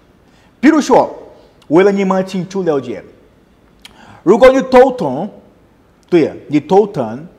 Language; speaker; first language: Chinese; non-native, learner; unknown